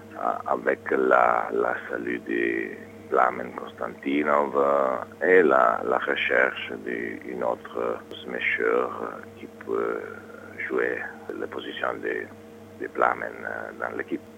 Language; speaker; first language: French; non-native, learner; Italian